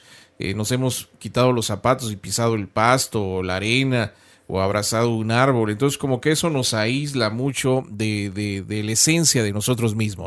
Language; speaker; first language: Spanish; native; Spanish